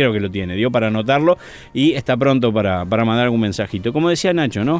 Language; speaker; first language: Spanish; native; Spanish